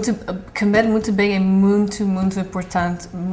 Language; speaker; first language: Portuguese; early bilingual, heritage; Portuguese